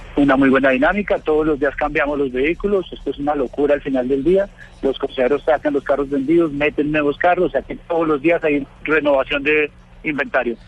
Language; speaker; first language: Spanish; native; Spanish